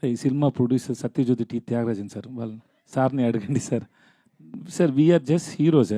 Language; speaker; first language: Telugu; non-native, learner; Tamil